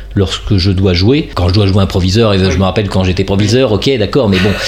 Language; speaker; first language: French; native; French